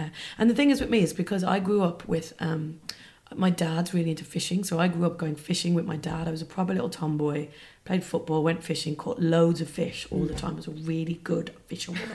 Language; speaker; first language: English; native; English